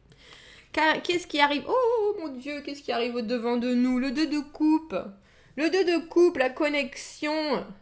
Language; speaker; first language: French; native; French